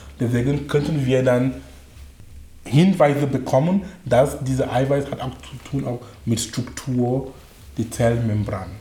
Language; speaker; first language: German; non-native, fluent; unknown